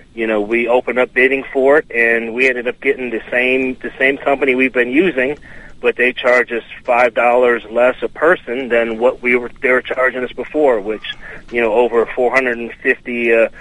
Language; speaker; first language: English; native; English